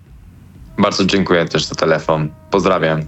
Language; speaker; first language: Polish; non-native, learner; Spanish